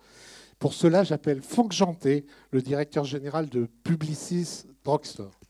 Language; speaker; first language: French; native; French